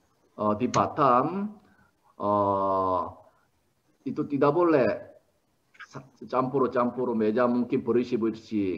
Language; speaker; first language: Indonesian; non-native, learner; Korean